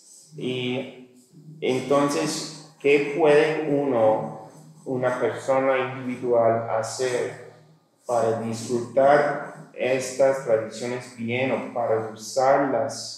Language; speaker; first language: Spanish; non-native, fluent; English